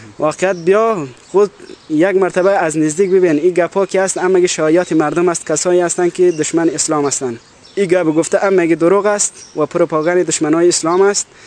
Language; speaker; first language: Persian; native; Persian